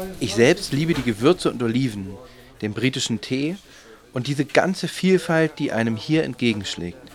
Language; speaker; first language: German; native; German